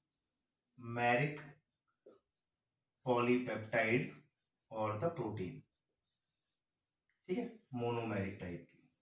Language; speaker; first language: Hindi; native; Hindi